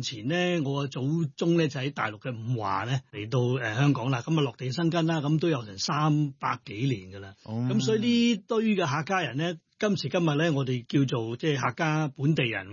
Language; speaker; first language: Cantonese; non-native, local second language; Hakka Chinese